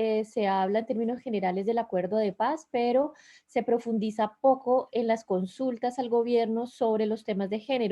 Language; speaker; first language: Spanish; native; Spanish